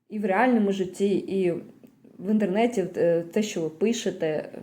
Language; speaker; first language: Ukrainian; native; Ukrainian